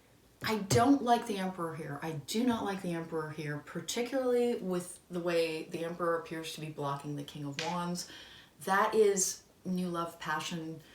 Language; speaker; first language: English; native; English